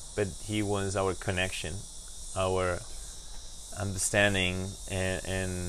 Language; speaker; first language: English; non-native, fluent; Spanish